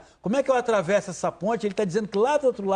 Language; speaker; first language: Portuguese; native; Portuguese